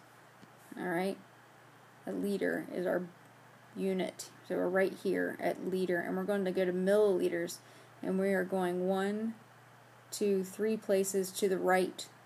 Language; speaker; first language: English; native; English